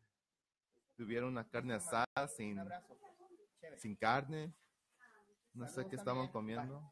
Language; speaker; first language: Spanish; early bilingual, heritage; Spanish